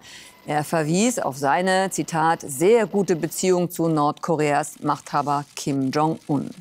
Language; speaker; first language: German; native; German